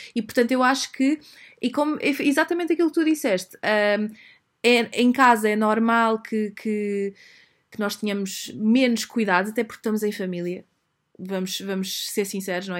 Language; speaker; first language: Portuguese; native; Portuguese